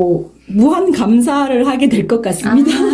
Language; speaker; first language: Korean; native; Korean